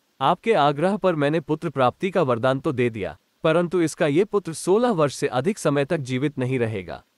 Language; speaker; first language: Hindi; non-native, local second language; Gujarati